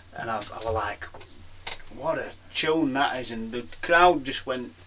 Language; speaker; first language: English; native; English